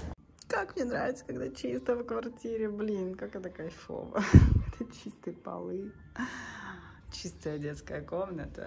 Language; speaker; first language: Russian; native; Russian